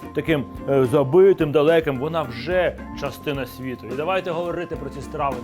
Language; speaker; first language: Ukrainian; native; Ukrainian